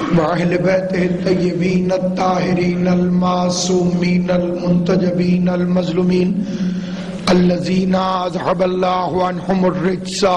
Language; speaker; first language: Urdu; non-native, local second language; Saraiki